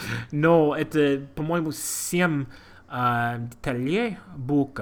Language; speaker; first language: Russian; non-native, learner; English